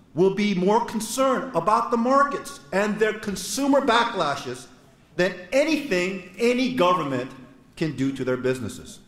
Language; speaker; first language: English; non-native, fluent; Korean